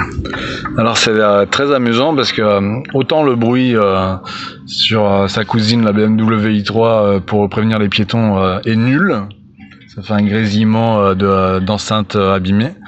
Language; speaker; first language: French; native; French